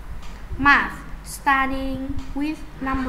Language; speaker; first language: English; non-native, learner; Vietnamese